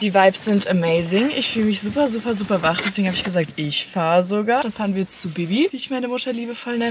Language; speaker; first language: German; native; German